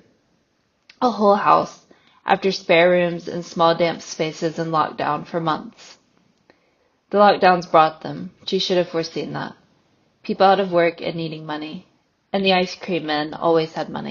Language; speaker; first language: English; native; English